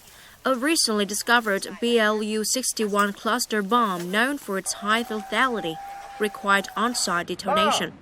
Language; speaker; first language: English; non-native, fluent; Vietnamese